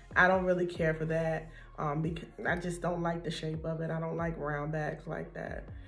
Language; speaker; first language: English; native; English